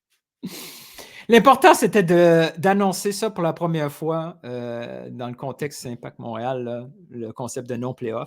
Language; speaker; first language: French; native; French